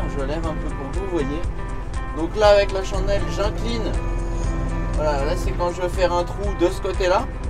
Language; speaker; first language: French; native; French